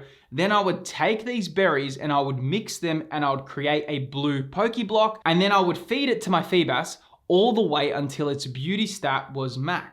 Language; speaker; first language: English; native; English